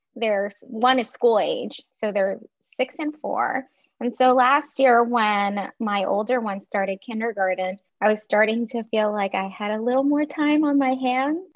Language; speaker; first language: English; non-native, fluent; Chinese